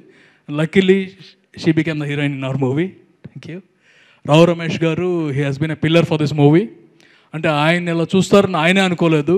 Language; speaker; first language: Telugu; native; Telugu